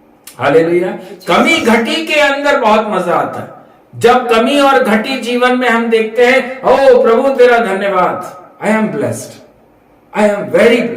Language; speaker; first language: Hindi; native; Hindi